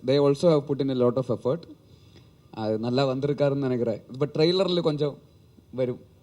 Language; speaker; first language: Tamil; non-native, learner; Malayalam